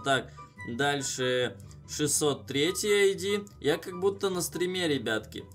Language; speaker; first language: Russian; native; Russian